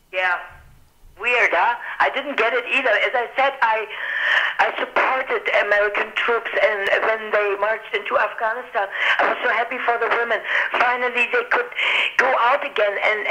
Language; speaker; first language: English; non-native, fluent; German